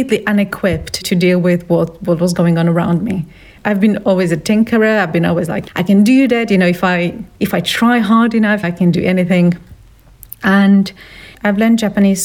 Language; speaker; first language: English; non-native, fluent; Slovak